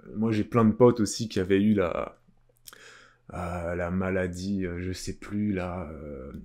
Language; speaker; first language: French; native; French